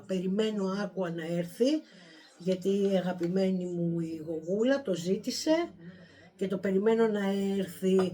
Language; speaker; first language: Greek; native; Greek